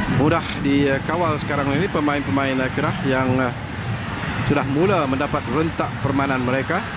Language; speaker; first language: Malay; native; Malay